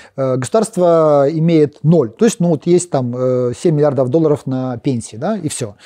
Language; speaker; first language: Russian; non-native, local second language; Polish